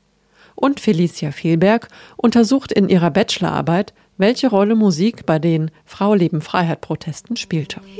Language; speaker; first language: German; native; German